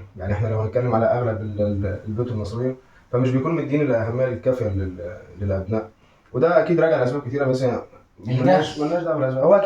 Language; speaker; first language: Arabic; native; Arabic